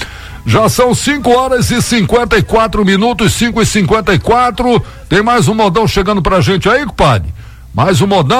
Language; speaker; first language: Portuguese; native; Portuguese